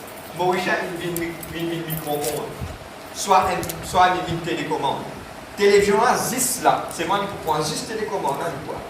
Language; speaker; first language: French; non-native, learner; Morisyen